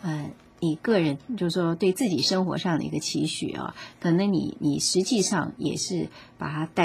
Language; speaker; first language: Chinese; native; Chinese